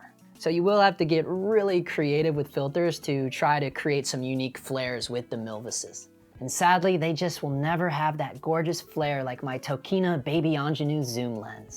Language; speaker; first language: English; native; English